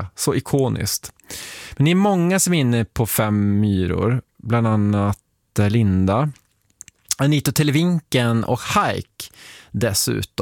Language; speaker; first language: Swedish; native; Swedish